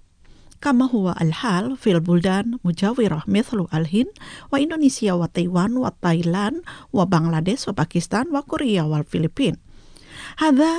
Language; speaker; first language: Arabic; non-native, fluent; Indonesian